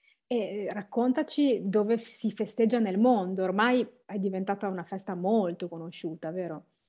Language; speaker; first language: Italian; native; Italian